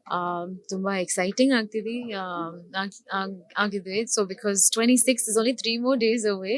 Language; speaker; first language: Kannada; non-native, learner; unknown